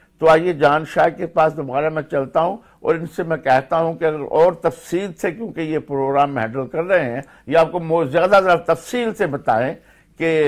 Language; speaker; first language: Urdu; native; Urdu